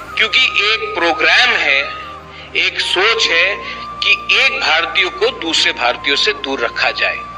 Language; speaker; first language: Hindi; non-native, local second language; Kok Borok